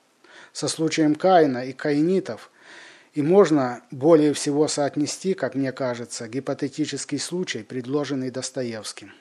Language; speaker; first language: Russian; native; Russian